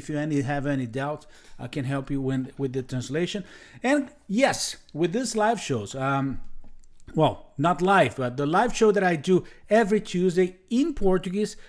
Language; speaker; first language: English; non-native, fluent; Portuguese